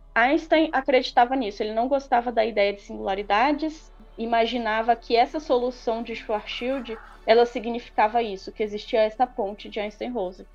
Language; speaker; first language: Portuguese; native; Portuguese